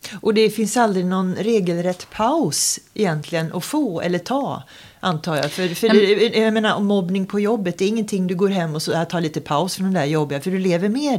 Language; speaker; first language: Swedish; native; Swedish